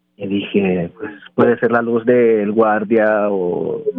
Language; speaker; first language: Spanish; early bilingual, heritage; Spanish